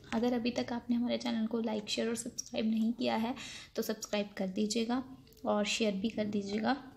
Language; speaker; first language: Hindi; non-native, local second language; Punjabi